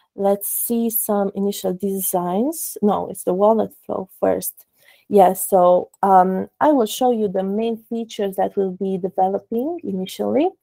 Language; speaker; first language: English; non-native, fluent; Romanian